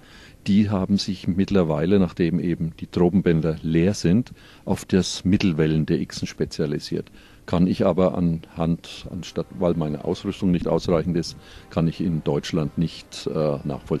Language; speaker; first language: German; native; German